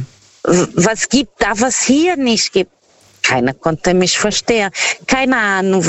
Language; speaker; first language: German; non-native, learner; Portuguese